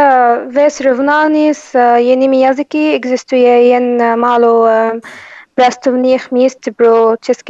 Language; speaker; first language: Czech; non-native, learner; Arabic